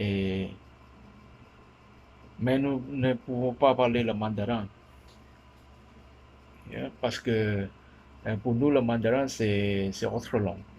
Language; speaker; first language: French; non-native, learner; Min Nan Chinese